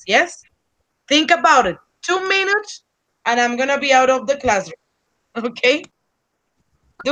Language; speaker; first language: English; non-native, fluent; Spanish